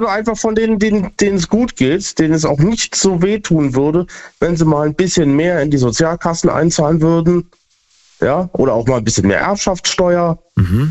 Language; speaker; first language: German; native; German